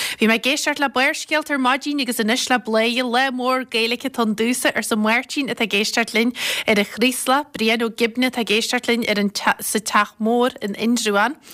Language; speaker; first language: Irish; native; Irish